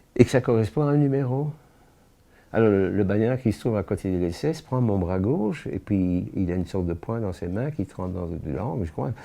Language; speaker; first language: French; native; French